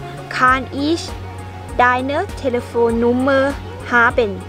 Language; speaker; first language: German; non-native, learner; Thai